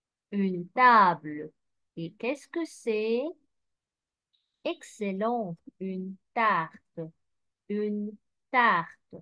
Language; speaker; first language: French; non-native, fluent; Arabic